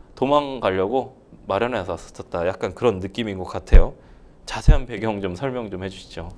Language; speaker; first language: Korean; native; Korean